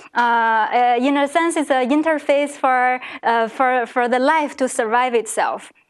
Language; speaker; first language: English; non-native, fluent; Chinese